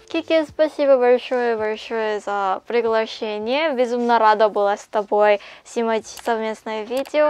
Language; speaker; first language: Russian; non-native, learner; Korean